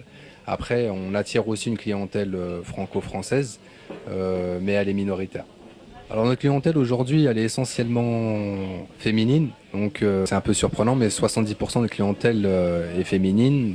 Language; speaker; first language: French; native; French